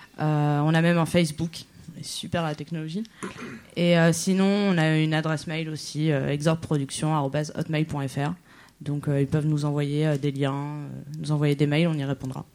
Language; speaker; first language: French; native; French